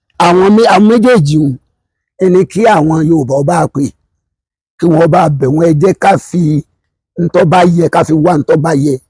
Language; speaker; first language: Yoruba; native; Yoruba